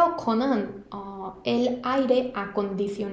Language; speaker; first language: Spanish; non-native, fluent; Korean